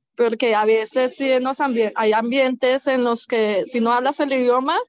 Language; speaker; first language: Spanish; native; Spanish